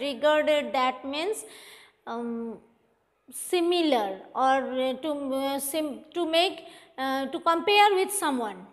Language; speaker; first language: English; non-native, local second language; Bangla